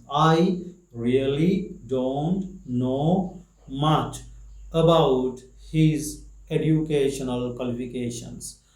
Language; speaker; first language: English; non-native, local second language; Sinhala